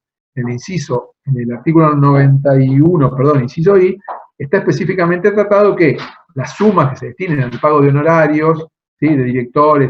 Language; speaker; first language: Spanish; native; Spanish